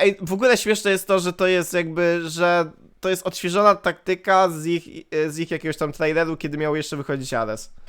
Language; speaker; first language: Polish; native; Polish